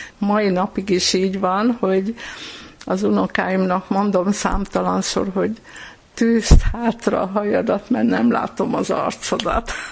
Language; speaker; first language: Hungarian; non-native, local second language; German